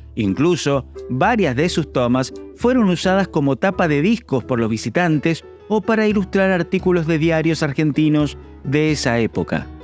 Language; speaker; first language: Spanish; native; Spanish